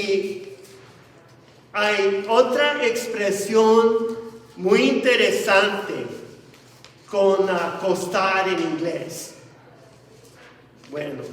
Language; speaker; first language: Spanish; non-native, fluent; English